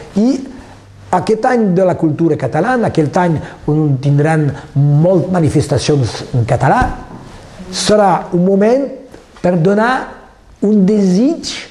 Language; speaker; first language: Catalan; non-native, local second language; French